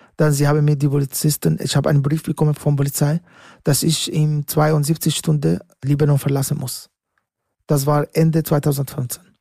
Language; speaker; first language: German; non-native, learner; Arabic